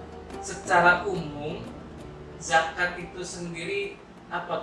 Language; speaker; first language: Indonesian; native; Indonesian